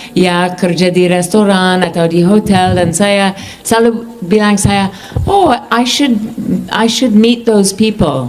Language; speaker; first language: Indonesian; non-native, fluent; English